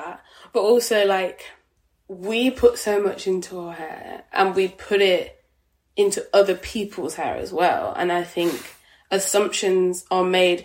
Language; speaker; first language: English; native; English